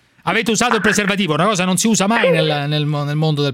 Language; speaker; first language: Italian; native; Italian